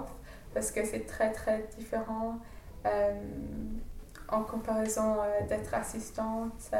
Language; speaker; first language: French; non-native, fluent; English